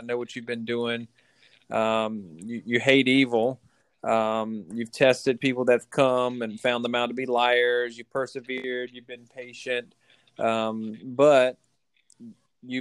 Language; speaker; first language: English; native; English